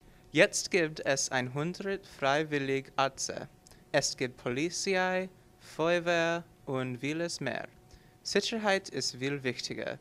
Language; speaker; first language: German; non-native, learner; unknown